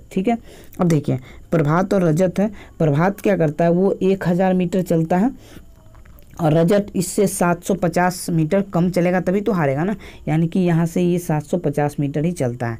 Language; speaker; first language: Hindi; native; Hindi